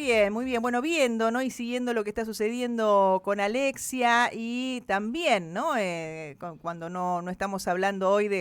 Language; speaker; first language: Spanish; native; Spanish